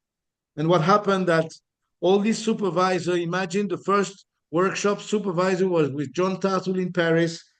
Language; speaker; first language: English; non-native, fluent; French